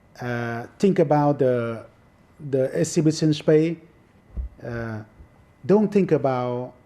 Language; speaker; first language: English; non-native, fluent; Vietnamese